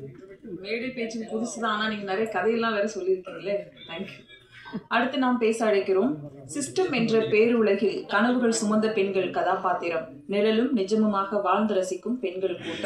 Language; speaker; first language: Tamil; native; Tamil